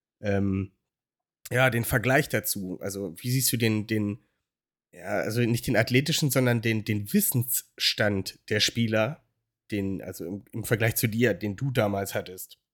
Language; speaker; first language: German; native; German